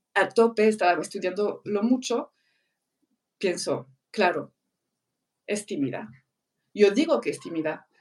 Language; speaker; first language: Spanish; non-native, fluent; French